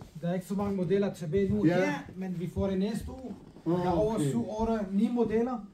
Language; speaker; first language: Danish; non-native, fluent; Kurdish